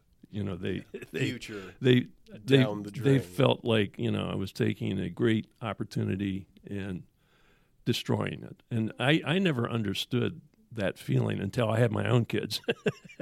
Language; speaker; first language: English; native; English